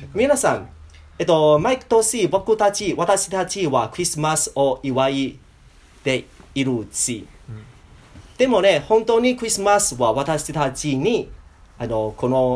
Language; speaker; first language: Japanese; non-native, learner; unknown